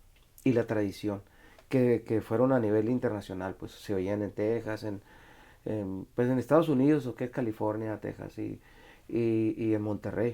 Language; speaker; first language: Spanish; native; Spanish